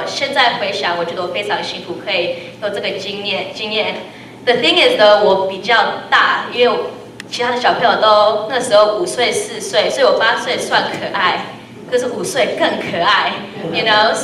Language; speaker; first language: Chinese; early bilingual, heritage; Chinese